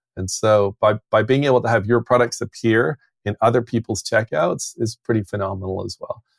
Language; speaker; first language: English; native; English